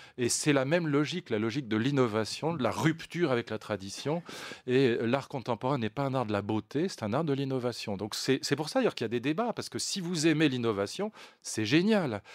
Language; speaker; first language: French; native; French